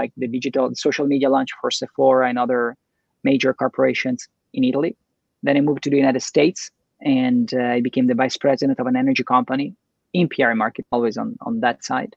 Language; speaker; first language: English; non-native, fluent; Italian